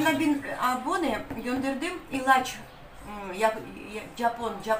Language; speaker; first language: Turkish; non-native, learner; Russian